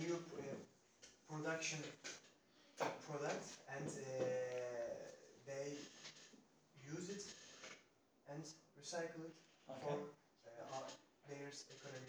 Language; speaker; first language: English; non-native, learner; Turkish